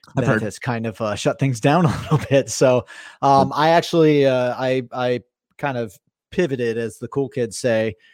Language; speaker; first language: English; native; English